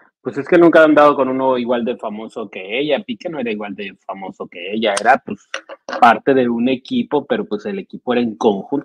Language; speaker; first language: Spanish; native; Spanish